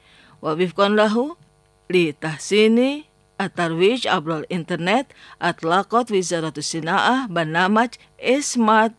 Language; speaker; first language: Arabic; non-native, fluent; Indonesian